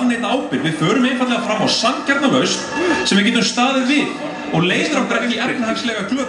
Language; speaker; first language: Icelandic; native; Icelandic